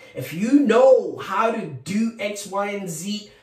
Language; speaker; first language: English; non-native, local second language; Shona